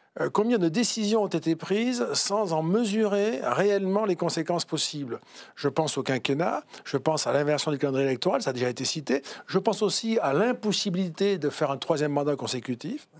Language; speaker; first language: French; native; French